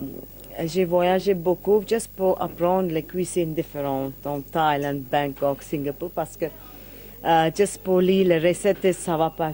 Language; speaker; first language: French; non-native, learner; English